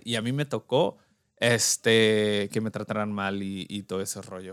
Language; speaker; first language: Spanish; early bilingual, heritage; Spanish